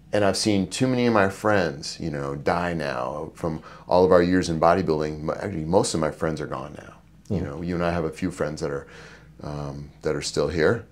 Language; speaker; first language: English; native; English